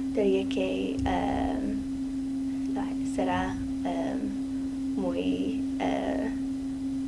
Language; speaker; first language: Spanish; non-native, learner; English